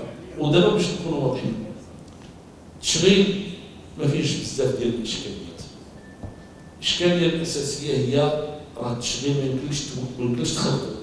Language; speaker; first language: Arabic; native; Arabic